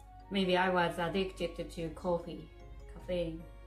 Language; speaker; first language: English; non-native, learner; Japanese